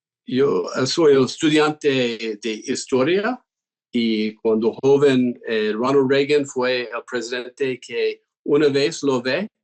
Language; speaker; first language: Spanish; non-native, fluent; English